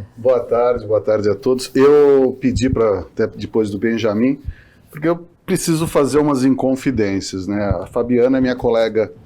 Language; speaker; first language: Portuguese; native; Portuguese